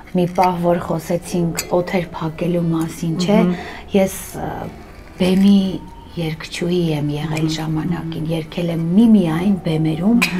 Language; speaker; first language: Armenian; native; Armenian